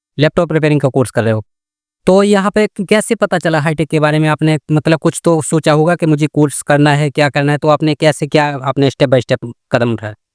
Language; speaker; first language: Hindi; native; Hindi